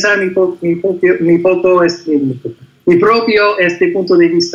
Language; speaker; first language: Spanish; non-native, fluent; English